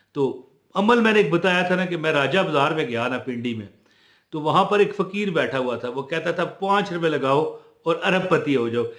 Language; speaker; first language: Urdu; non-native, local second language; Punjabi